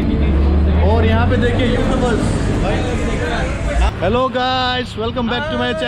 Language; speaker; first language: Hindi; non-native, local second language; Manipuri